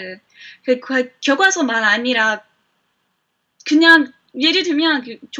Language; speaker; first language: Korean; non-native, fluent; English